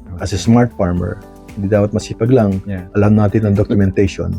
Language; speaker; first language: Filipino; native; Filipino